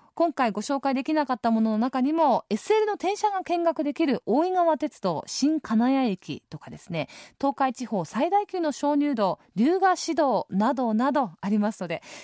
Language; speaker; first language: Japanese; native; Japanese